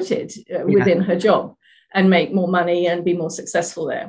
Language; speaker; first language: English; native; English